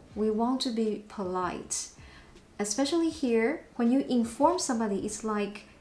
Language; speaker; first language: English; non-native, fluent; Chinese